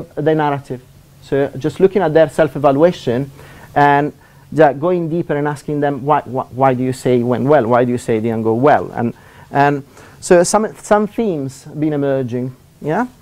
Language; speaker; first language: English; non-native, fluent; Italian